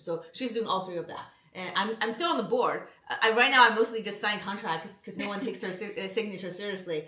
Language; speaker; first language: English; non-native, fluent; Chinese